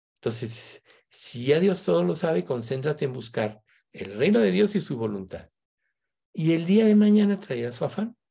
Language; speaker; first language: Spanish; native; Spanish